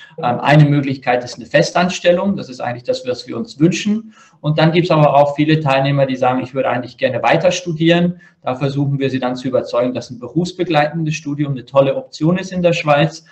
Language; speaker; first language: German; native; German